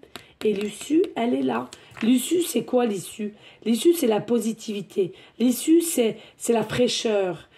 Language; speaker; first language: French; native; French